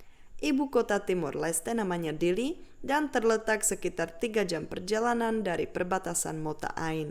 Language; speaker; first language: Indonesian; non-native, fluent; Czech